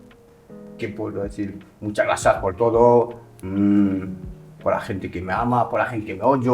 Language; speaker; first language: Spanish; non-native, learner; French